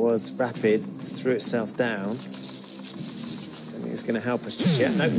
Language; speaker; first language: English; native; English